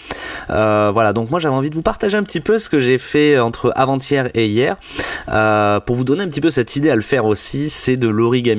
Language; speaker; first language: French; native; French